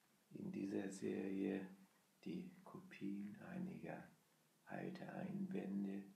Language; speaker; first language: German; native; German